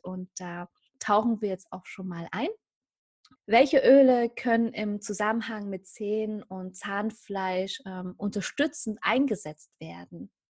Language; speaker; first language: German; native; German